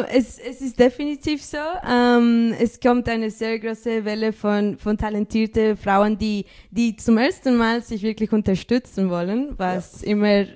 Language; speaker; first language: German; early bilingual, other home language; Spanish